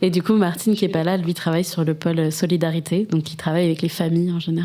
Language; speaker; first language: French; native; French